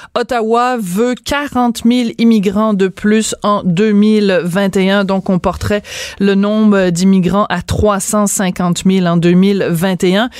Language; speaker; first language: French; native; French